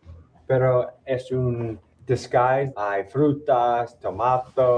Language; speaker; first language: Spanish; non-native, learner; English